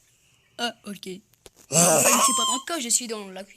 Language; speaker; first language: French; native; French